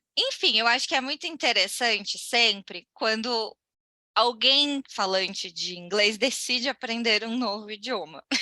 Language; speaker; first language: Portuguese; native; Portuguese